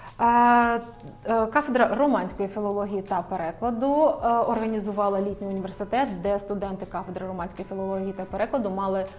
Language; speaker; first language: Ukrainian; native; Ukrainian